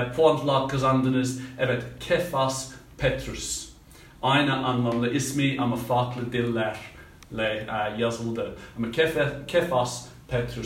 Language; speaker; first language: Turkish; non-native, fluent; English